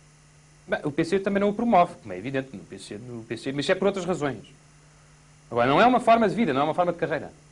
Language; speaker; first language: Portuguese; native; Portuguese